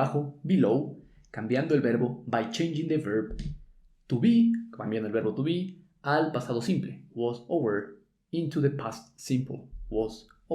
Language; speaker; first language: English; non-native, fluent; Spanish